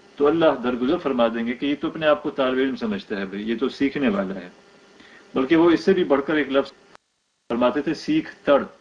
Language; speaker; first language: Urdu; native; Urdu